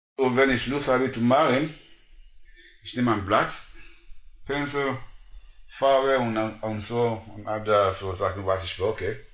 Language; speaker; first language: German; non-native, learner; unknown